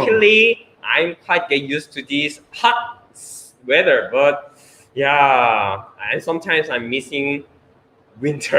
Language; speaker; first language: English; non-native, learner; Korean